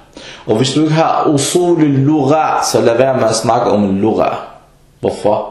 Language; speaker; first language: Danish; early bilingual, other home language; Arabic